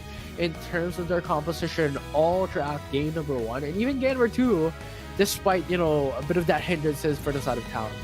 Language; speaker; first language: English; non-native, local second language; Filipino